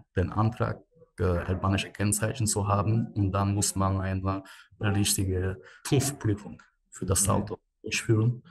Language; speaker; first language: German; non-native, fluent; Albanian